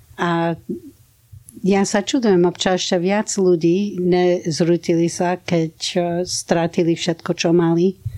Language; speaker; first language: Slovak; non-native, fluent; English